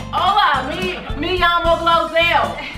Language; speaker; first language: Spanish; non-native, learner; English